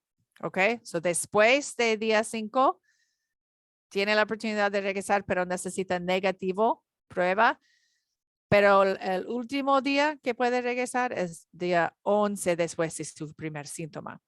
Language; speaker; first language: Spanish; non-native, learner; English